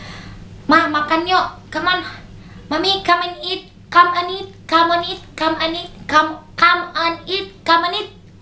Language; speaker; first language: English; non-native, learner; Indonesian